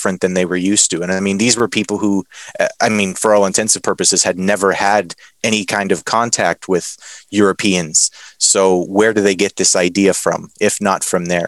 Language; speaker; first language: English; native; English